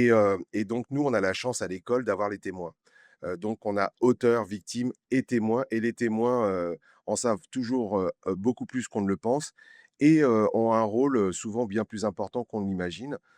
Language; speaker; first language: French; native; French